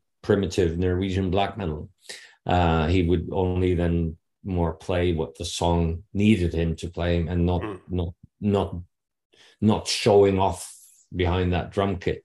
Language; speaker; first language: English; non-native, fluent; Norwegian